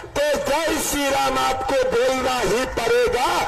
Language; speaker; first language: Hindi; non-native, local second language; Assamese